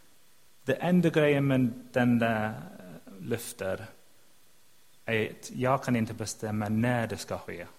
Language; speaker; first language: Swedish; non-native, fluent; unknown